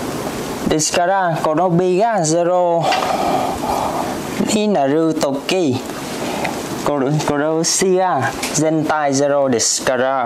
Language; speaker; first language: Japanese; non-native, learner; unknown